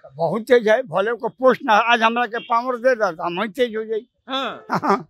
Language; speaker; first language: Hindi; native; Hindi